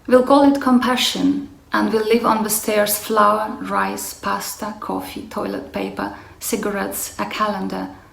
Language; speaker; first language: English; non-native, fluent; Romanian